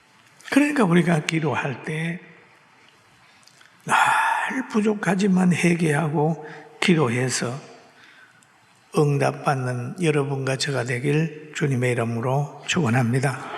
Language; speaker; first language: Korean; native; Korean